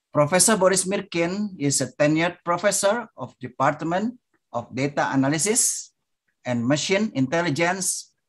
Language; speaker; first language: English; non-native, fluent; Indonesian